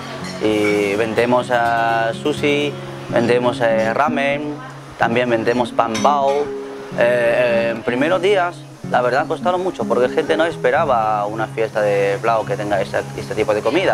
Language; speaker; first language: Spanish; non-native, learner; Chinese